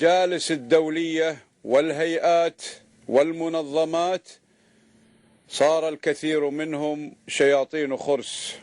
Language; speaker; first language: Arabic; native; Arabic